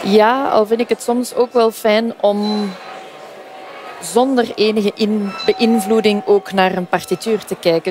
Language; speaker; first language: Dutch; native; Dutch